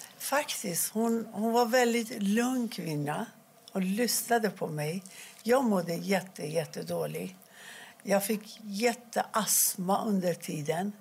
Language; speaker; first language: Swedish; non-native, fluent; Persian